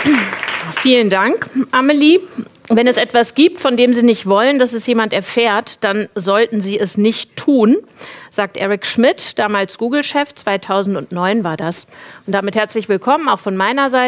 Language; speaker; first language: German; native; German